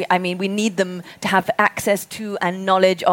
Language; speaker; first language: English; native; English